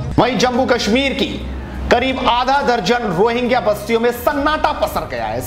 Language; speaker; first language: Hindi; native; Hindi